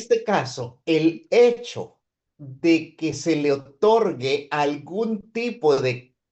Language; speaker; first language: Spanish; native; Spanish